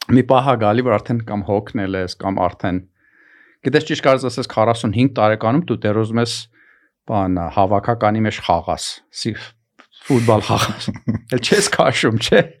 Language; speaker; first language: Armenian; early bilingual, heritage; Armenian